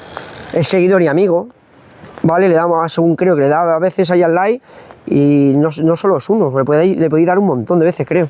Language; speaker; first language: Spanish; native; Spanish